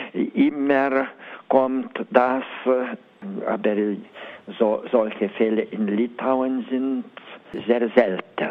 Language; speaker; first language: German; non-native, learner; Lithuanian